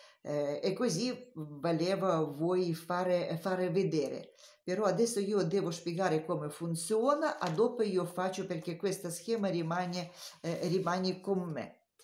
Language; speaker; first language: Italian; non-native, learner; Romanian